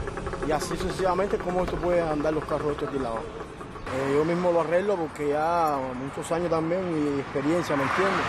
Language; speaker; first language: Spanish; native; Spanish